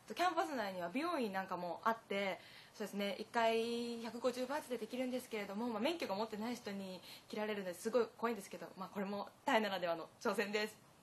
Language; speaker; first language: Japanese; native; Japanese